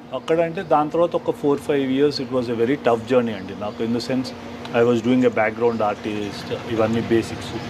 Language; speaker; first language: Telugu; native; Telugu